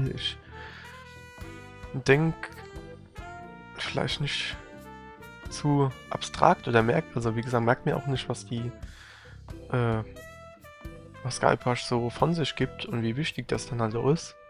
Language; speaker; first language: German; native; German